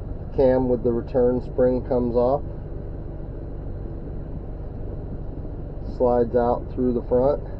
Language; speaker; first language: English; native; English